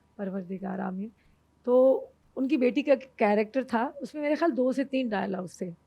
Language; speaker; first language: Urdu; non-native, local second language; Punjabi